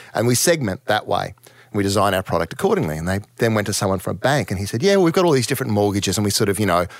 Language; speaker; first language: English; native; English